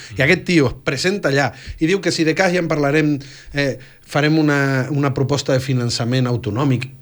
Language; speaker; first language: Catalan; native; Catalan